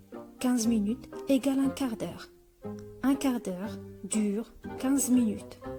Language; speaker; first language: French; non-native, local second language; Arabic